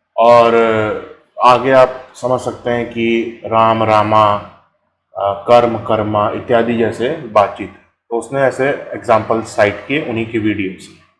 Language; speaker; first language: Hindi; native; Hindi